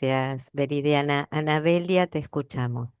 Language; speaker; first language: Spanish; native; Spanish